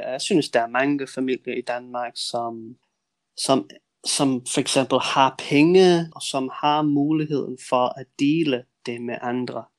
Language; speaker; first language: Danish; non-native, fluent; English